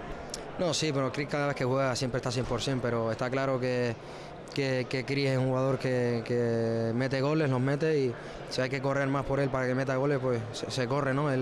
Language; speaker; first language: Spanish; native; Spanish